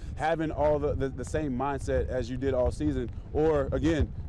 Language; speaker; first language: English; native; English